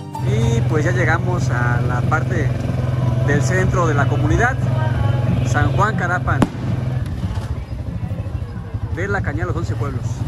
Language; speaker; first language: Spanish; native; Spanish